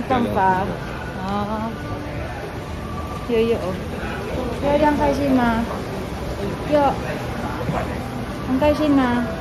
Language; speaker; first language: Chinese; non-native, learner; Filipino